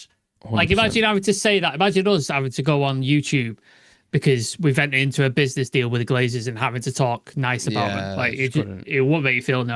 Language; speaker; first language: English; native; English